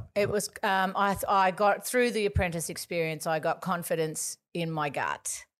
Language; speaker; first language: English; native; English